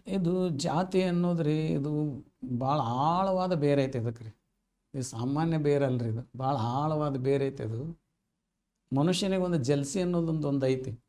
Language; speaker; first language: Kannada; native; Kannada